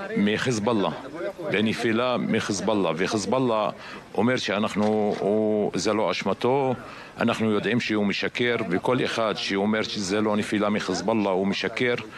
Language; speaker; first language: Hebrew; non-native, local second language; Arabic